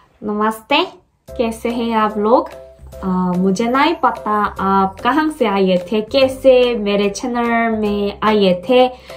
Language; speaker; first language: Hindi; non-native, learner; Korean